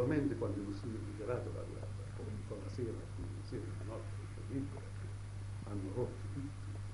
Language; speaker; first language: Italian; early bilingual, heritage; Italian